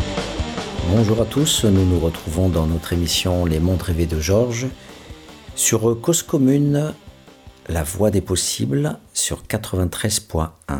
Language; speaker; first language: French; native; French